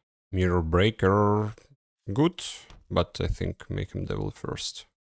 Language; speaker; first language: English; non-native, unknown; Ukrainian